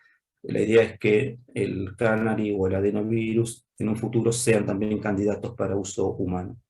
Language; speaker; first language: Spanish; native; Spanish